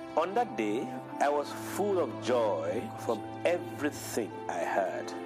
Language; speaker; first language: English; non-native, fluent; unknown